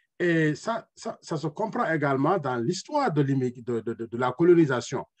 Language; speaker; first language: French; non-native, local second language; Wolof